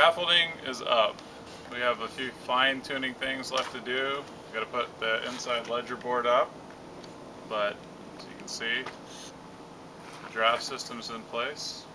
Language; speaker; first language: English; native; English